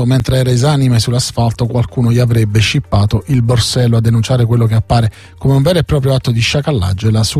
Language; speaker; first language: Italian; native; Italian